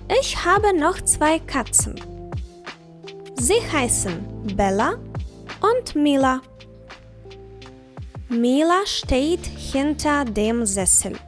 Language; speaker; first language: German; non-native, fluent; Ukrainian